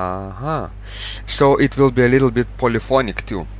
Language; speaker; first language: English; non-native, fluent; Lithuanian